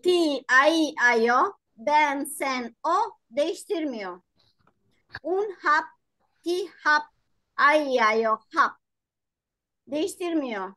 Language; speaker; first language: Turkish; non-native, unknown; Albanian